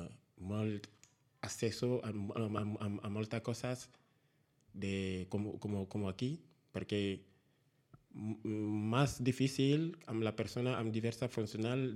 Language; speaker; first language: Catalan; non-native, learner; Spanish